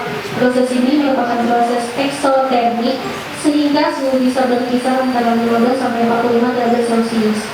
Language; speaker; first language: Indonesian; native; Indonesian